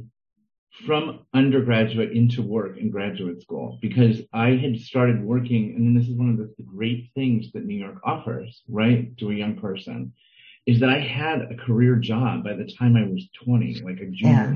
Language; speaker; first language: English; native; English